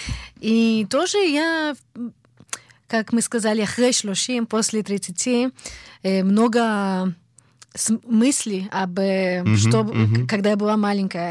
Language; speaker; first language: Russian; early bilingual, heritage; Hebrew